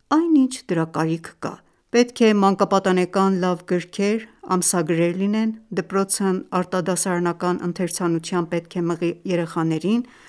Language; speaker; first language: Armenian; native; Armenian